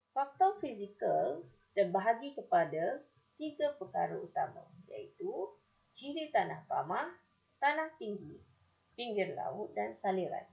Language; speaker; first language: Malay; native; Malay